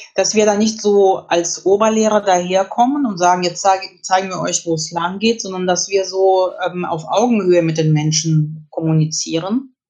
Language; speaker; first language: German; early bilingual, other home language; Russian